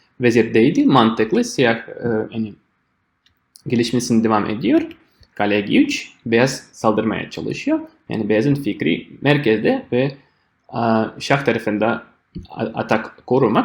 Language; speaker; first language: Turkish; non-native, fluent; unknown